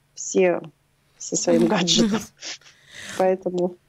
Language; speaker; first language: Russian; native; Russian